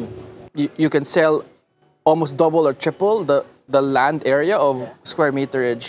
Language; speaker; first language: English; non-native, local second language; Filipino